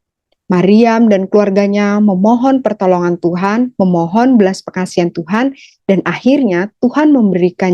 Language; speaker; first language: Indonesian; native; Indonesian